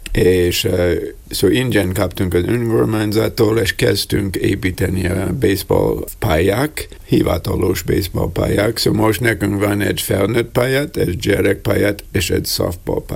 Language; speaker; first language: Hungarian; non-native, learner; English